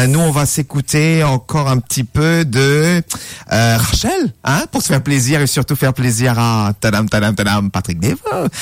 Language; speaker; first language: French; non-native, local second language; Morisyen